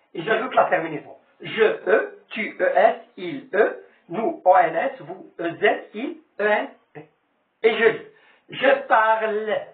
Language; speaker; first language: French; non-native, local second language; Arabic